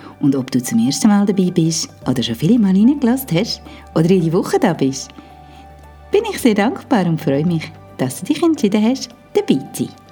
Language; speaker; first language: German; native; German